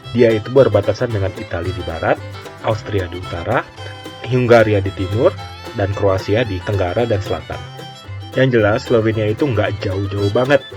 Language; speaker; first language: Indonesian; native; Indonesian